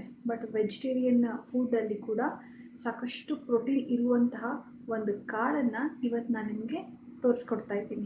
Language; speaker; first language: Kannada; native; Kannada